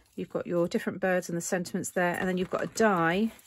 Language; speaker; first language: English; native; English